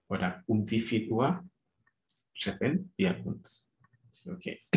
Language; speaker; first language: German; non-native, fluent; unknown